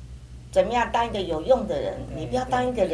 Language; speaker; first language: Chinese; native; Chinese